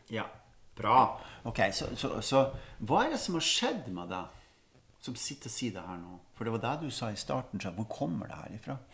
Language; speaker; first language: Norwegian; native; Norwegian